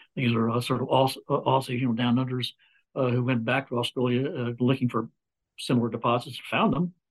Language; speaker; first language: English; native; English